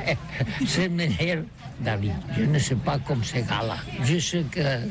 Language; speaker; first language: French; non-native, learner; Catalan